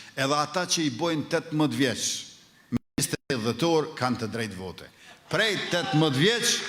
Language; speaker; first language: Albanian; native; Albanian